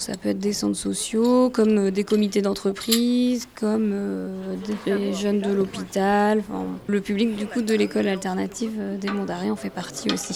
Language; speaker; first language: French; native; French